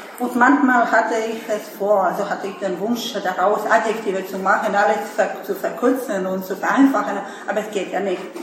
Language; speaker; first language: German; non-native, fluent; Serbian